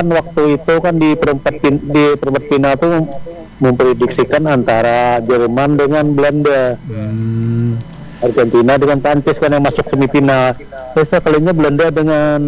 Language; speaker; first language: Indonesian; native; Indonesian